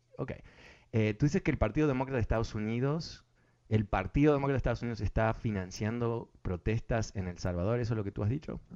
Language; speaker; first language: Spanish; early bilingual, other home language; English